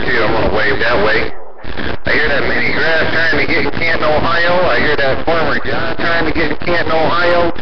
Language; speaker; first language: English; native; English